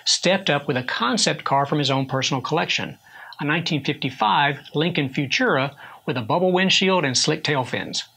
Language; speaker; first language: English; native; English